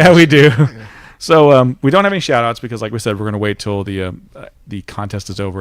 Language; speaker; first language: English; native; English